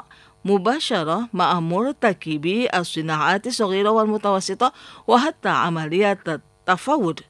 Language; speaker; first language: Arabic; non-native, fluent; Indonesian